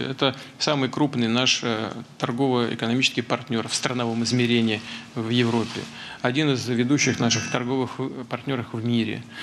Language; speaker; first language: Russian; native; Russian